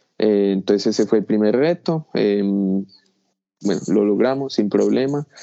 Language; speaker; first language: Spanish; native; Spanish